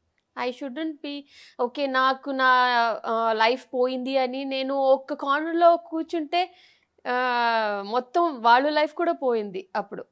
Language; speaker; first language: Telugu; non-native, learner; Tamil